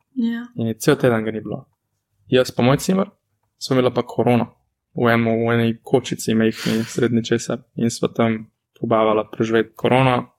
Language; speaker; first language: Slovenian; native; Slovenian